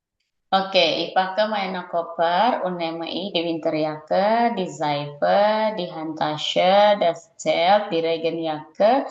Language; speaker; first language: German; non-native, learner; Indonesian